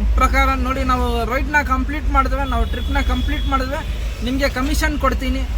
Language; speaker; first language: Kannada; non-native, local second language; Urdu